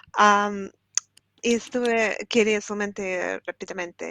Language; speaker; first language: Spanish; non-native, fluent; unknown